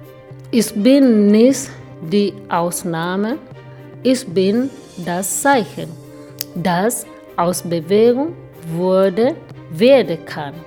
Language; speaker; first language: German; non-native, fluent; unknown